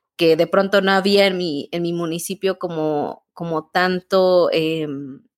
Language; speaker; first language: Spanish; native; Spanish